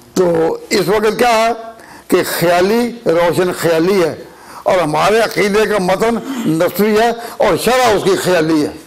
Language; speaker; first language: Urdu; non-native, local second language; Punjabi